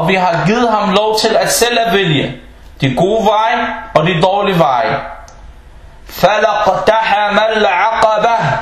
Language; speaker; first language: Danish; non-native, fluent; Arabic